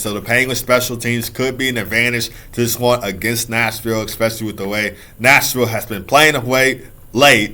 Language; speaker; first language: English; native; English